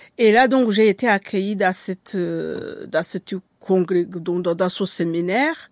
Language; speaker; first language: French; non-native, local second language; Kinyarwanda